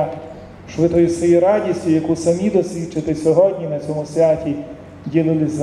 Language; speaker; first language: Ukrainian; native; Ukrainian